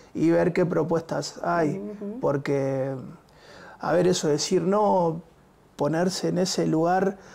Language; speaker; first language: Spanish; native; Spanish